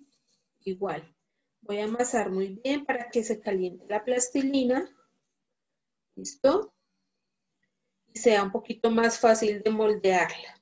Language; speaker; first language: Spanish; native; Spanish